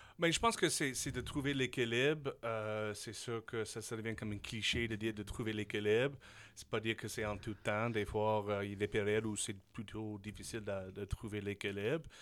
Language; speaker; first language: French; non-native, fluent; English